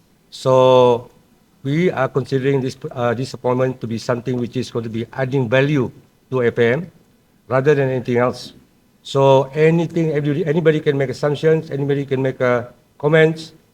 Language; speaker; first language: English; non-native, local second language; Malay